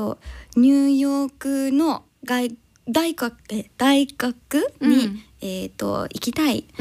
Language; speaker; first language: Japanese; non-native, learner; English